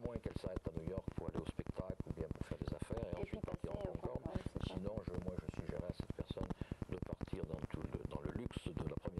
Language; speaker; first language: French; native; French